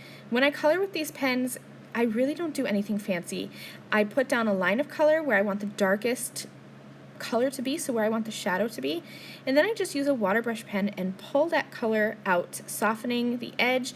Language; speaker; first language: English; native; English